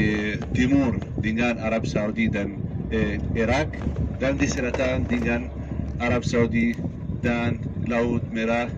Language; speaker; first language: Indonesian; non-native, learner; Arabic